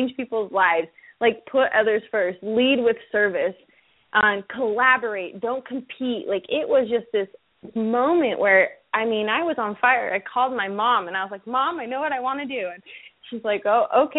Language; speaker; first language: English; native; English